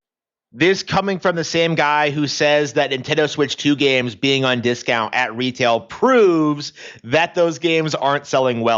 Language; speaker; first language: English; native; English